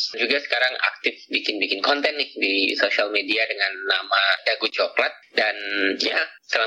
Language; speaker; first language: Indonesian; native; Indonesian